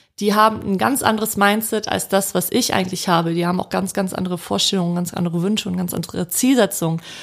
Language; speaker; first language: German; early bilingual, other home language; Polish